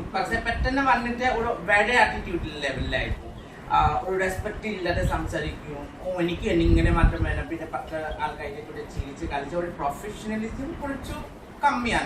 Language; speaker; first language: Malayalam; non-native, learner; Assamese